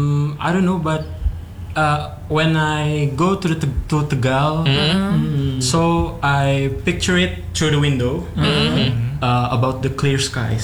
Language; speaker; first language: English; non-native, learner; Indonesian